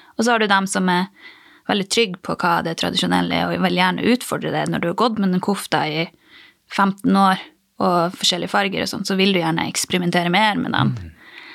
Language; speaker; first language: Norwegian; native; Norwegian